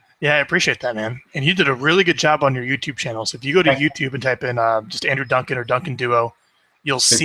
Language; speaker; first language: English; native; English